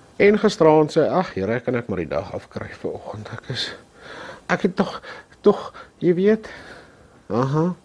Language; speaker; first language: Afrikaans; non-native, local second language; English